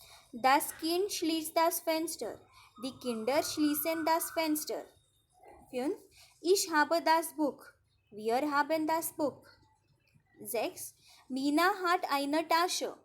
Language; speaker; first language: German; non-native, fluent; Marathi